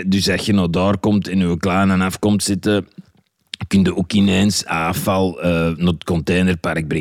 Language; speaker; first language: Dutch; native; Dutch